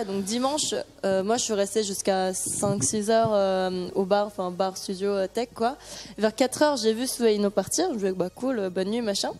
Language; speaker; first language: French; early bilingual, other home language; Korean